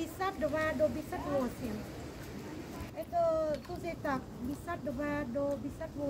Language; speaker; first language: Russian; non-native, learner; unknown